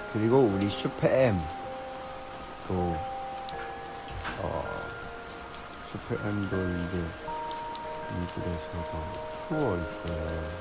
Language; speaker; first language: Korean; non-native, learner; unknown